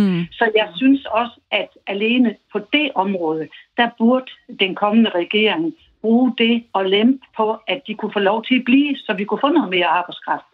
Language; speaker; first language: Danish; native; Danish